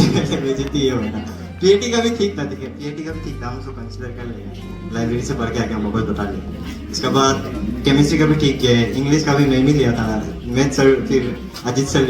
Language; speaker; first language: Hindi; non-native, local second language; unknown